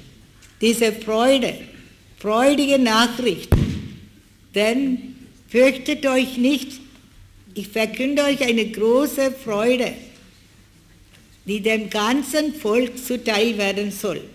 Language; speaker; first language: German; non-native, fluent; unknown